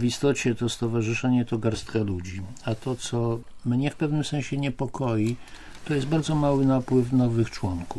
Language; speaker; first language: Polish; native; Polish